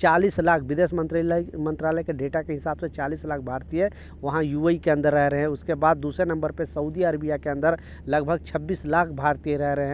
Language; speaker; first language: Hindi; native; Hindi